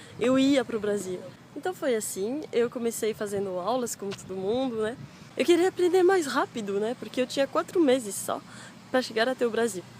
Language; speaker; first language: Portuguese; non-native, fluent; French